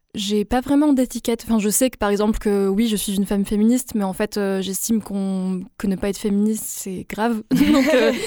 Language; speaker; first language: French; non-native, local second language; Arabic